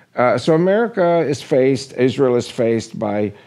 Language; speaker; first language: English; native; English